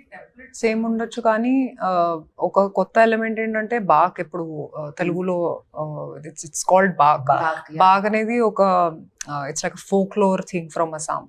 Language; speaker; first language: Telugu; non-native, fluent; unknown